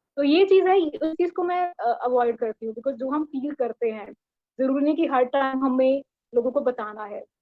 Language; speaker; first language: Hindi; native; Hindi